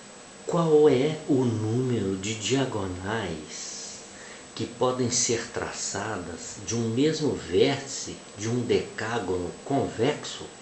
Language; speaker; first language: Portuguese; native; Portuguese